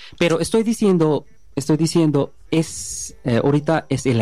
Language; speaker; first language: Spanish; non-native, learner; Bangla